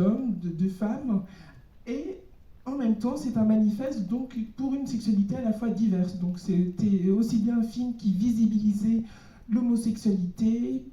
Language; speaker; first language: French; native; French